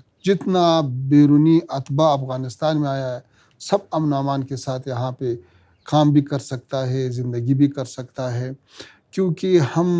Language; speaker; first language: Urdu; non-native, fluent; Pashto